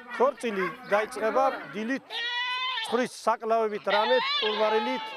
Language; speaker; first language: Georgian; non-native, local second language; Avaric